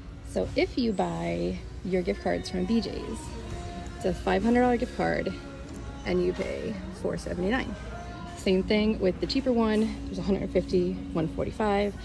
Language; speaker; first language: English; early bilingual, other home language; Spanish